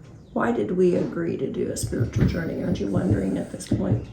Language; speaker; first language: English; native; English